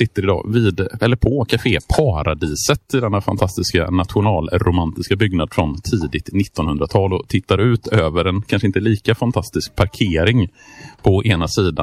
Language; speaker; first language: Swedish; native; Swedish